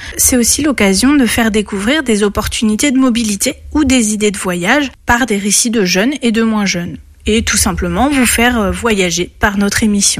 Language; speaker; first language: French; native; French